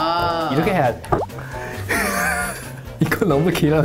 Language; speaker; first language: Korean; non-native, learner; Chinese